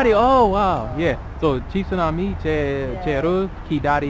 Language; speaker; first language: Korean; non-native, learner; English